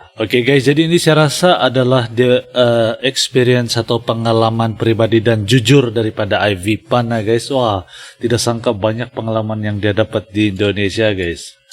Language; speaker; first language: Malay; native; Malay